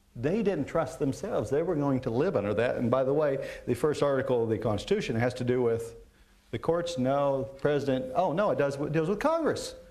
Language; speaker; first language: English; native; English